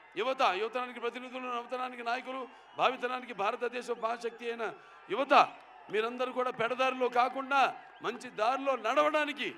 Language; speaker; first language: Telugu; native; Telugu